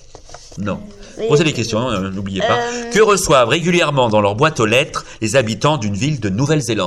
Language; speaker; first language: French; native; French